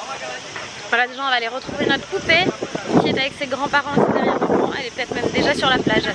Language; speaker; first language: French; native; French